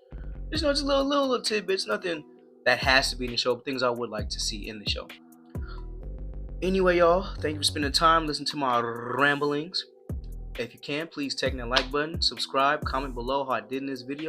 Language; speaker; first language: English; native; English